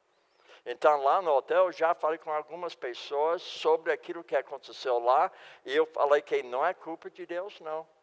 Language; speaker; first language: Portuguese; non-native, fluent; English